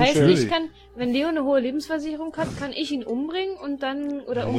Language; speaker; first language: German; native; German